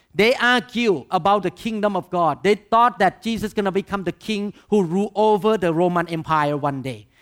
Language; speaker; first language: English; non-native, fluent; Thai